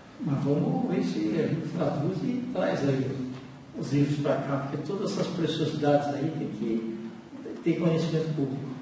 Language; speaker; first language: Portuguese; native; Portuguese